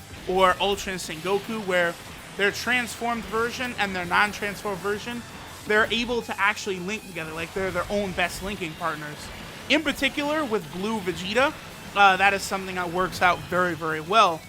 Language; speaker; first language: English; native; English